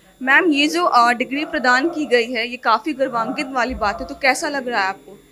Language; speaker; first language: Hindi; native; Hindi